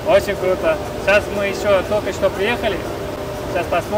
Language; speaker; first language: Russian; non-native, local second language; Uzbek